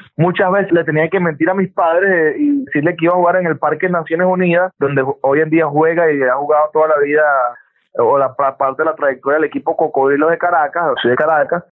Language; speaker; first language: Spanish; native; Spanish